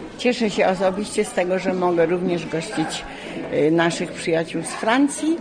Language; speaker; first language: Polish; native; Polish